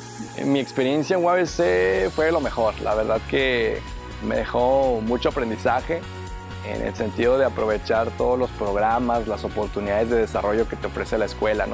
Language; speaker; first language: Spanish; native; Spanish